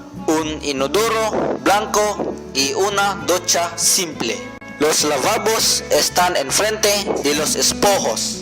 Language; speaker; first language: Spanish; non-native, learner; Cebuano